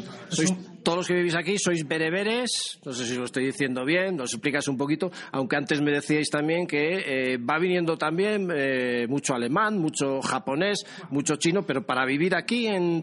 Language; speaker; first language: Spanish; native; Spanish